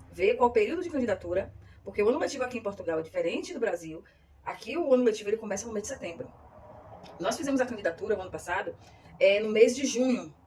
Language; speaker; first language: Portuguese; native; Portuguese